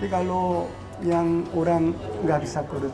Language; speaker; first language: Indonesian; non-native, learner; Korean